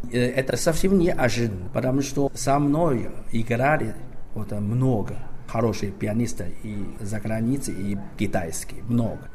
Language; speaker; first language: Russian; non-native, learner; Chinese